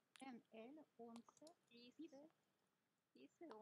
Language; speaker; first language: Spanish; non-native, learner; Russian